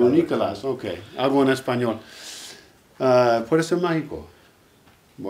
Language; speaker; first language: Spanish; non-native, learner; English